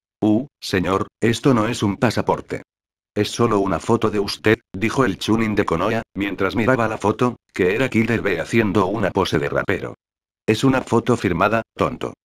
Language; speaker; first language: Spanish; native; Spanish